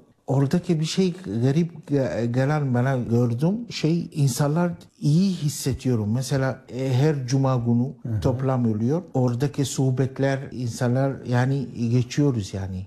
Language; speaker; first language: Turkish; non-native, learner; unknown